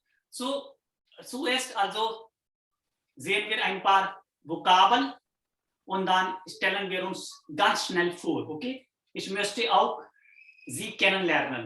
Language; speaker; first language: German; non-native, fluent; Hindi